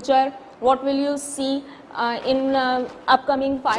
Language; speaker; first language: English; non-native, local second language; Urdu